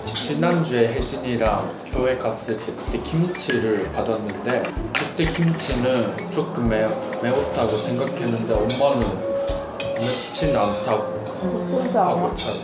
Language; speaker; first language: Korean; non-native, fluent; Japanese